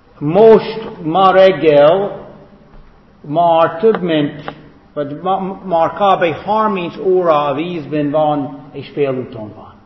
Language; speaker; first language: Hungarian; non-native, fluent; English